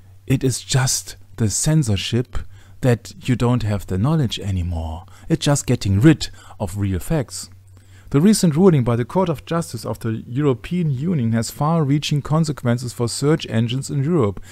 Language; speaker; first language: English; non-native, fluent; German